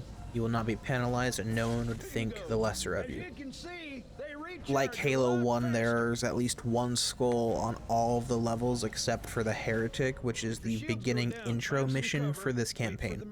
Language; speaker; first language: English; native; English